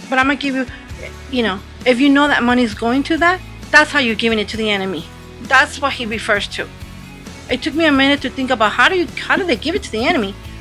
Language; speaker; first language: English; early bilingual, other home language; Spanish